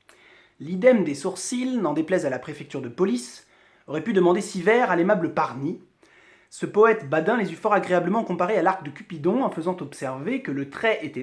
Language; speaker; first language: French; native; French